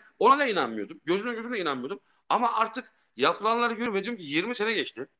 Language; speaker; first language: Turkish; early bilingual, heritage; Turkish